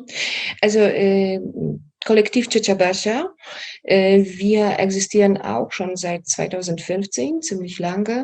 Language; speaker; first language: German; non-native, fluent; Polish